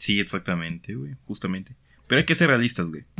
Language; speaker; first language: Spanish; native; Spanish